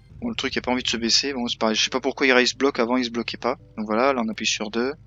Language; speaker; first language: French; native; French